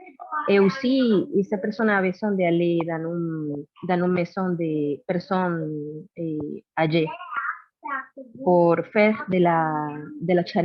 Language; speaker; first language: French; non-native, learner; Spanish